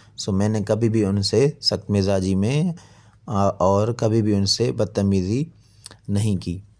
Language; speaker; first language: Urdu; non-native, local second language; Sindhi